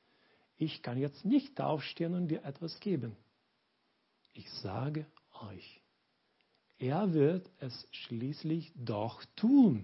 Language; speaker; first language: German; non-native, learner; Lithuanian